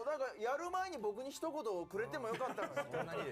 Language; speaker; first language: Japanese; native; Japanese